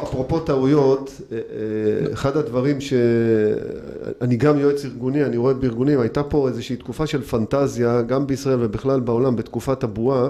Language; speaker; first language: Hebrew; native; Hebrew